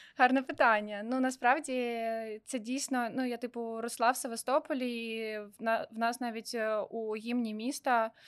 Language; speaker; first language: Ukrainian; non-native, local second language; Russian